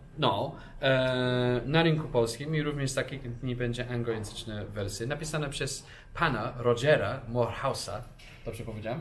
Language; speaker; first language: Polish; non-native, fluent; English